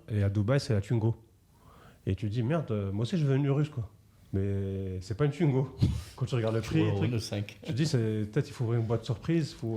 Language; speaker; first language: French; native; French